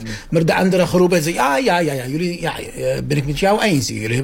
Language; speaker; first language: Dutch; non-native, fluent; Arabic